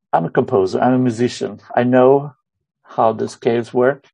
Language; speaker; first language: English; non-native, fluent; Romanian